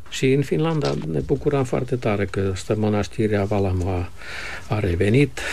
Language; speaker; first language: Romanian; non-native, fluent; Finnish